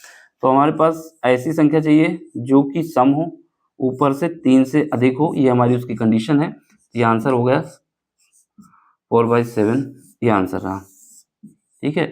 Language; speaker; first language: Hindi; native; Hindi